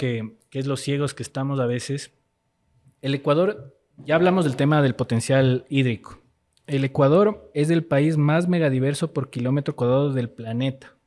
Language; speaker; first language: Spanish; native; Spanish